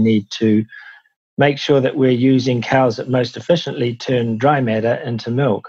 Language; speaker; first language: English; native; English